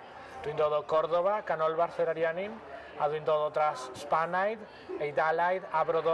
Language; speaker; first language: Welsh; non-native, fluent; Spanish